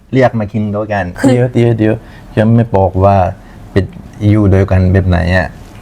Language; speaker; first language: Thai; non-native, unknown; Persian